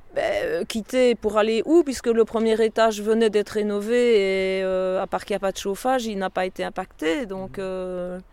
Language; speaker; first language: French; native; French